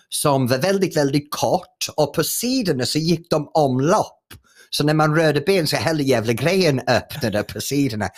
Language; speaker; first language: Swedish; non-native, fluent; English